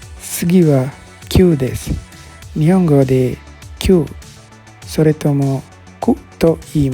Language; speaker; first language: Japanese; non-native, fluent; Sinhala